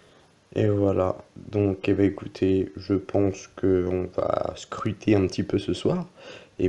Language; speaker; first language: French; native; French